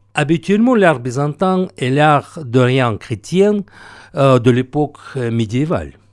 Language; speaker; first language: French; non-native, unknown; Russian